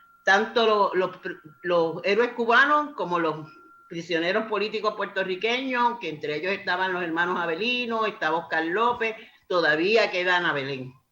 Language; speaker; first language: Spanish; native; Spanish